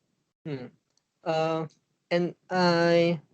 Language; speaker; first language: English; non-native, learner; Chinese